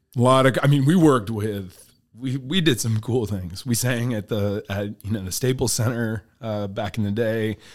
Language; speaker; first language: English; early bilingual, other home language; Filipino